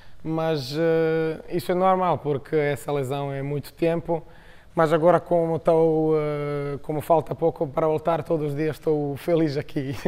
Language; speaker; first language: Portuguese; non-native, fluent; Croatian